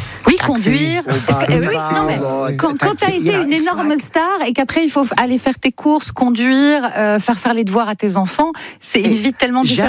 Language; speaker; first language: French; native; French